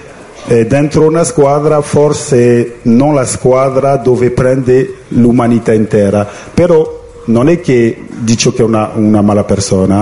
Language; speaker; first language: Italian; non-native, fluent; French